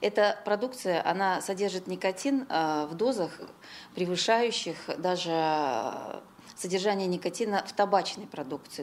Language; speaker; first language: Russian; native; Russian